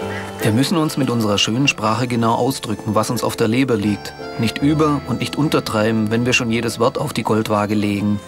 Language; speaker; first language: German; native; German